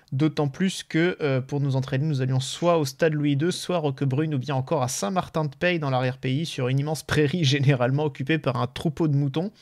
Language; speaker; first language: French; native; French